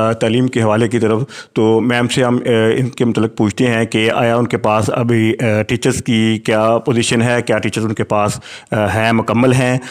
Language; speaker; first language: Urdu; non-native, local second language; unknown